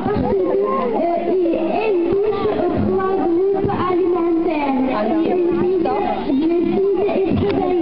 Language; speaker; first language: French; non-native, learner; Arabic